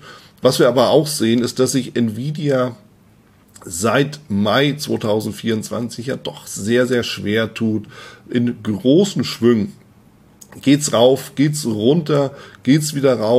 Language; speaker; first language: German; native; German